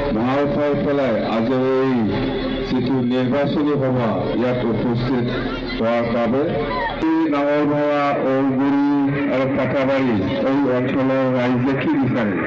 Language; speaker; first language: Assamese; non-native, local second language; Bangla